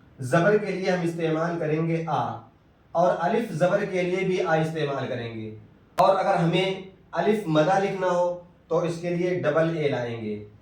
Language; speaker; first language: Urdu; native; Urdu